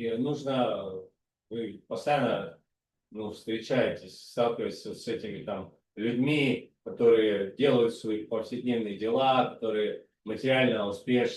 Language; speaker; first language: Russian; native; Russian